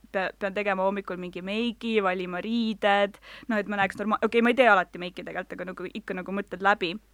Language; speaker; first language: Estonian; non-native, local second language; Russian